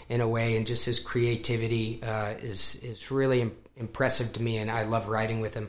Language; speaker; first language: English; native; English